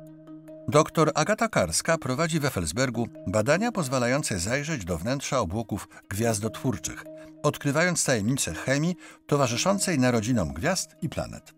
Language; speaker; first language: Polish; native; Polish